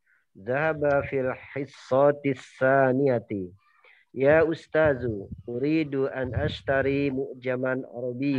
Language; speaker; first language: Arabic; non-native, learner; Indonesian